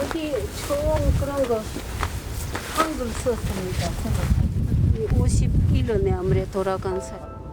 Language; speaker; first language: Korean; early bilingual, heritage; Korean